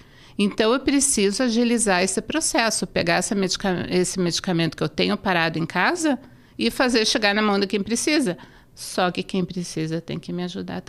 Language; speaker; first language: Portuguese; native; Portuguese